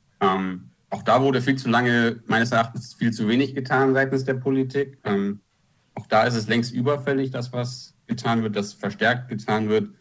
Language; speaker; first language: German; native; German